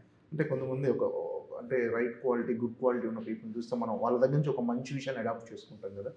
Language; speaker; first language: Telugu; native; Telugu